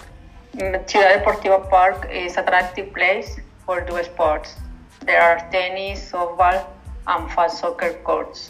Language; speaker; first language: English; non-native, learner; Spanish